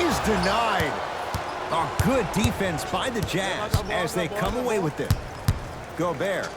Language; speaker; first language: English; native; English